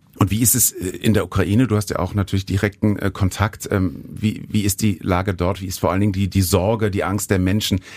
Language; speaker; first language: German; native; German